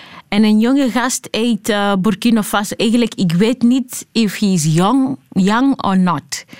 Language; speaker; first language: Dutch; non-native, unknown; Southern Sotho